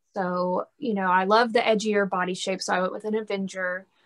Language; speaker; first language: English; native; English